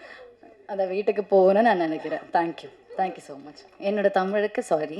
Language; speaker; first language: Tamil; non-native, learner; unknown